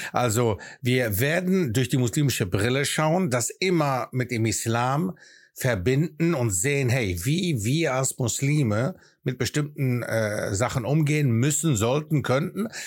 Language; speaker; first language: German; early bilingual, other home language; Greek